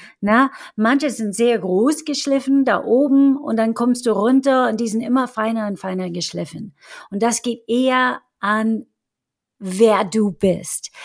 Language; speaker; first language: German; non-native, fluent; English